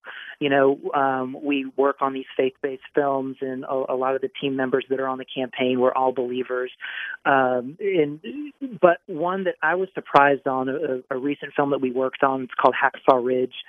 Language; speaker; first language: English; native; English